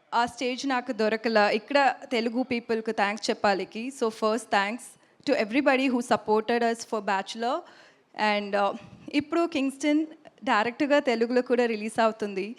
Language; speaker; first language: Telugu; non-native, learner; Tamil